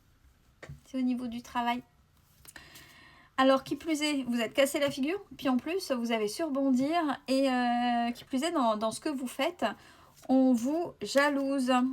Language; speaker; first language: French; native; French